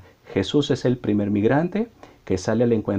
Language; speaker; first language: Spanish; native; Spanish